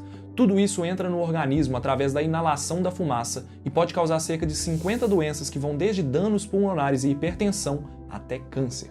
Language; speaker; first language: Portuguese; native; Portuguese